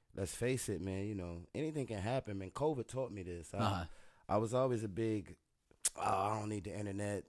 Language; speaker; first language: English; native; English